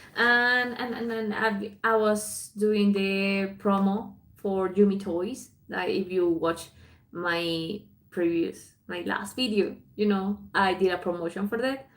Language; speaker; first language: English; non-native, fluent; Spanish